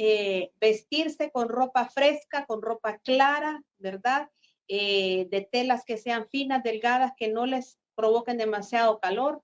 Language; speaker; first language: Spanish; native; Spanish